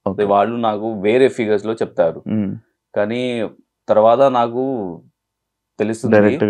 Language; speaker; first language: Telugu; non-native, learner; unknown